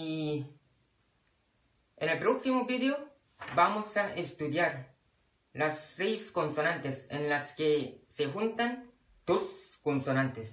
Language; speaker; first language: Spanish; non-native, fluent; Korean